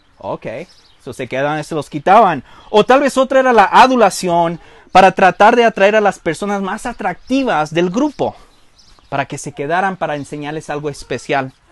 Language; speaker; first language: Spanish; early bilingual, heritage; Spanish